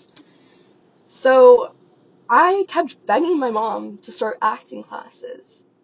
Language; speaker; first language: English; native; English